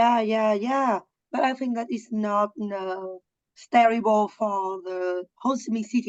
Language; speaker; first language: English; non-native, learner; Vietnamese